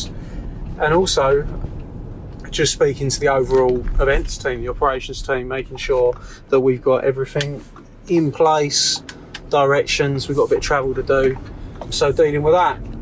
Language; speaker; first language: English; native; English